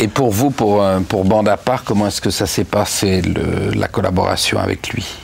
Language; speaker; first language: French; native; French